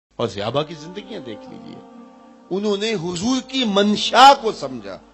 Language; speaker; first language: Urdu; non-native, local second language; Punjabi